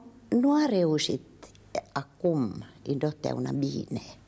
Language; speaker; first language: Romanian; non-native, learner; Finnish